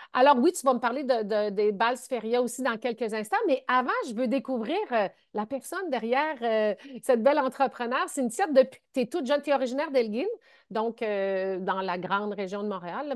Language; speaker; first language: French; native; French